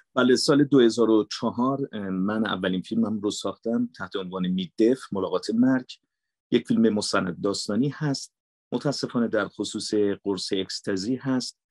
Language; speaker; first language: Persian; native; Persian